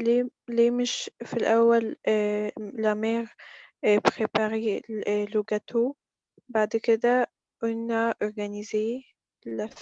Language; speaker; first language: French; non-native, learner; Arabic